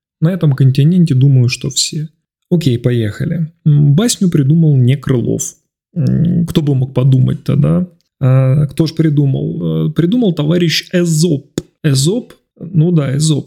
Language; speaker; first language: Russian; native; Russian